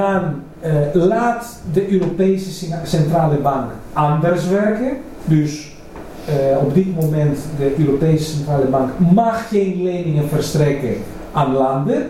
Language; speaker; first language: Dutch; non-native, fluent; Greek